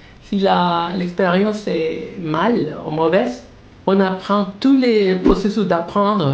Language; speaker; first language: French; non-native, learner; Spanish